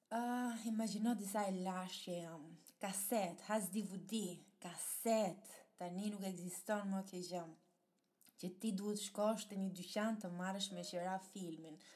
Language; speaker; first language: Albanian; early bilingual, heritage; Albanian